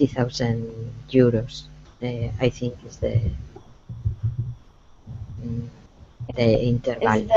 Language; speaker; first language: English; non-native, learner; Spanish